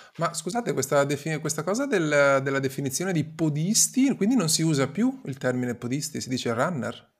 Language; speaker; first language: Italian; native; Italian